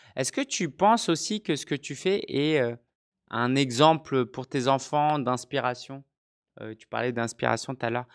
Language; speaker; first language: French; native; French